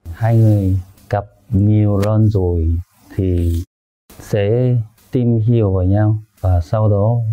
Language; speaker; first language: Vietnamese; non-native, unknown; Korean